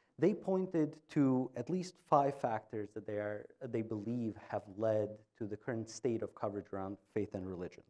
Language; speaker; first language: English; non-native, fluent; Albanian